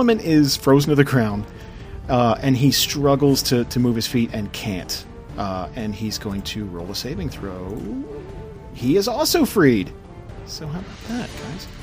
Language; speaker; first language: English; native; English